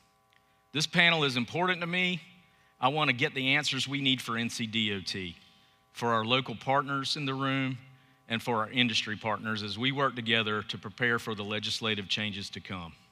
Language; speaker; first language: English; native; English